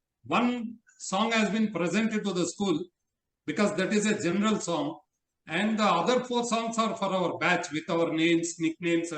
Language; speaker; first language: English; non-native, local second language; Telugu